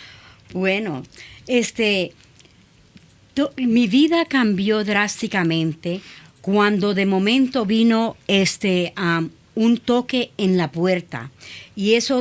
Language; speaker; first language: Spanish; early bilingual, other home language; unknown